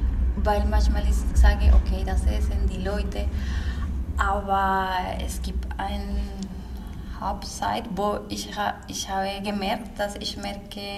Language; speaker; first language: German; non-native, learner; Spanish